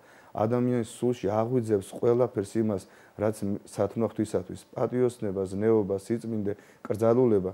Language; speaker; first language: Georgian; native; Georgian